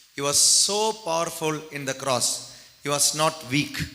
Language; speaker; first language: English; non-native, local second language; Tamil